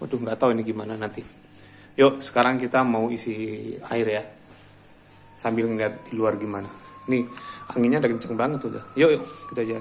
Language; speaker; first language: Indonesian; non-native, local second language; Javanese